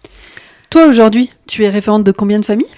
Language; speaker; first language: French; native; French